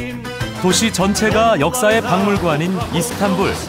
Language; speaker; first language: Korean; native; Korean